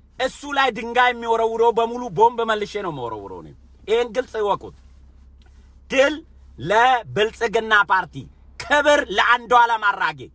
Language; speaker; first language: Amharic; non-native, local second language; Oromo